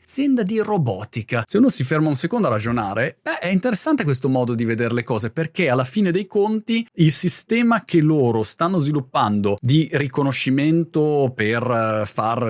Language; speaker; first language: Italian; native; Italian